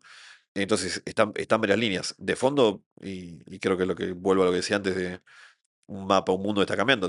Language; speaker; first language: Spanish; native; Spanish